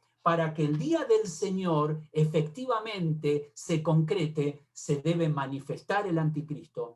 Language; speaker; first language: Spanish; native; Spanish